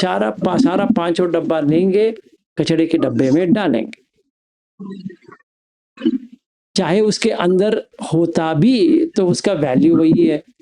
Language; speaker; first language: Hindi; native; Hindi